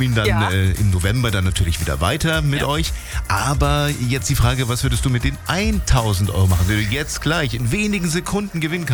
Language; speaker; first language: German; native; German